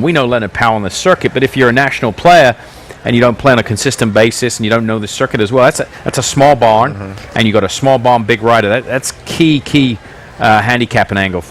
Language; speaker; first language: English; native; English